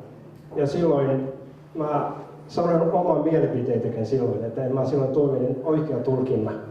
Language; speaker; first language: Finnish; non-native, fluent; Somali